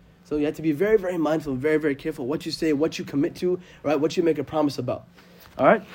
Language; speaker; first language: English; native; English